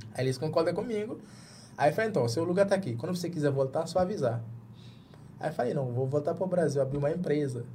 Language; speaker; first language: Portuguese; non-native, fluent; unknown